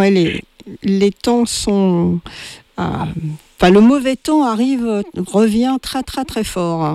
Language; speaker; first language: French; native; French